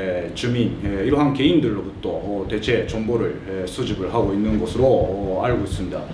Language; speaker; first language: Korean; early bilingual, heritage; Korean